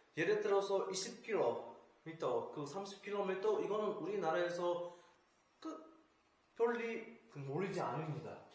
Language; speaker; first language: Korean; non-native, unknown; Uzbek